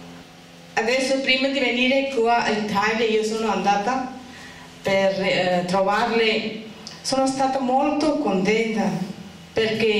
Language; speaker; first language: Italian; non-native, learner; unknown